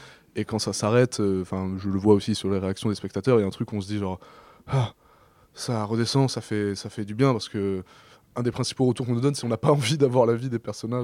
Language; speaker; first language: French; native; French